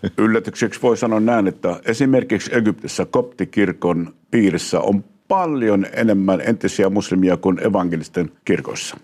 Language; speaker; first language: Finnish; non-native, fluent; Arabic